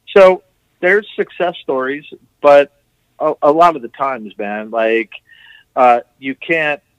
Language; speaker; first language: English; native; English